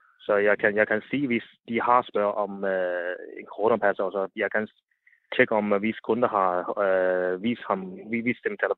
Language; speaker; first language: Danish; non-native, learner; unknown